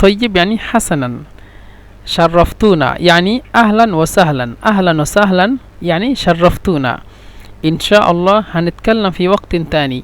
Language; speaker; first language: Egyptian Arabic; non-native, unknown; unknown